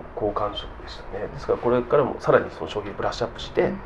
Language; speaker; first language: Japanese; native; Japanese